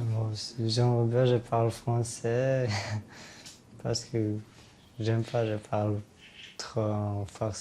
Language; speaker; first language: French; non-native, fluent; Persian